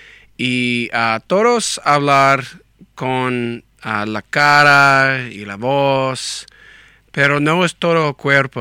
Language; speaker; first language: Spanish; non-native, learner; English